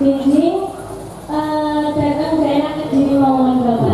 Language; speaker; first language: Indonesian; non-native, local second language; Javanese